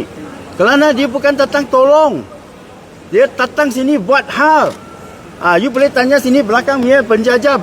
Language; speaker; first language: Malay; non-native, local second language; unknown